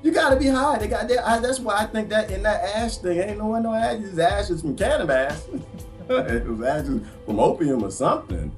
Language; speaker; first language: English; native; English